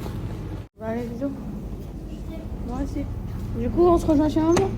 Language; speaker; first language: French; native; French